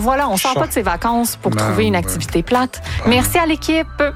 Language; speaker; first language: French; native; French